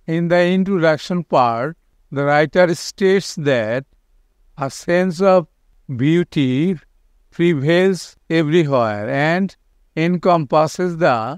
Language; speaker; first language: English; non-native, local second language; Bangla